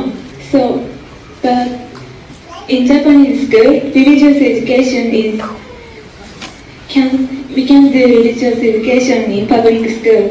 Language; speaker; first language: English; non-native, learner; Japanese